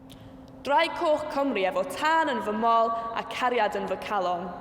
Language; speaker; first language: Welsh; non-native, local second language; English